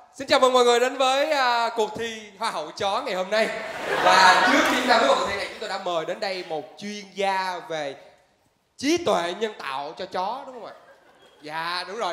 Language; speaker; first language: Vietnamese; native; Vietnamese